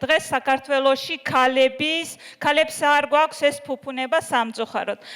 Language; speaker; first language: Georgian; non-native, local second language; Azerbaijani